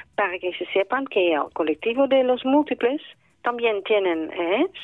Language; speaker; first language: Spanish; non-native, fluent; Dutch